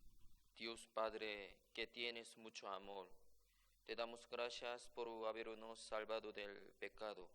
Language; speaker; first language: Spanish; non-native, fluent; Korean